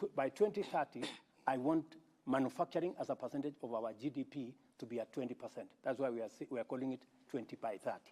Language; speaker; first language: English; non-native, local second language; Kalenjin